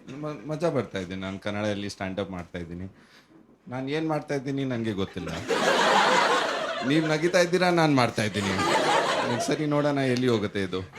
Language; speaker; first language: Kannada; non-native, learner; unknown